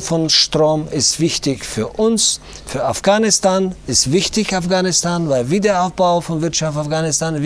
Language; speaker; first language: German; non-native, fluent; Tajik